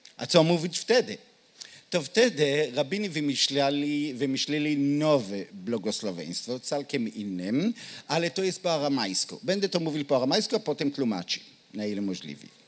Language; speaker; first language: Polish; non-native, learner; Hebrew